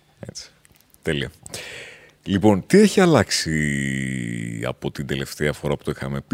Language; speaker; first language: Greek; native; Greek